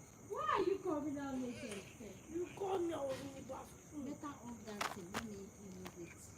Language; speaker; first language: English; non-native, local second language; Igbo